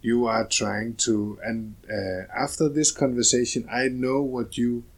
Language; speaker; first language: English; non-native, fluent; Danish